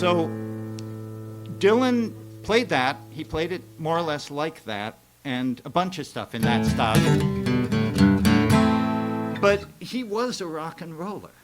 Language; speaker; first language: English; native; English